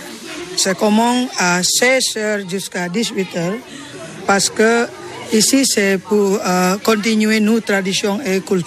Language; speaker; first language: French; non-native, learner; Balinese